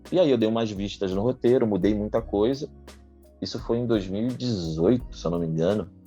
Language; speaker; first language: Portuguese; native; Portuguese